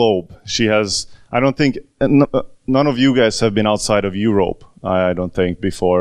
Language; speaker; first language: English; non-native, fluent; Hungarian